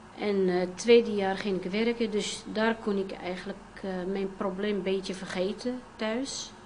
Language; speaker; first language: Dutch; non-native, fluent; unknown